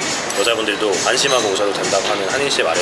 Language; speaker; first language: Korean; native; Korean